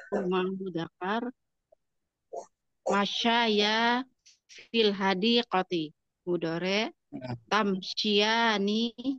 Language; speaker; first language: Arabic; non-native, learner; Indonesian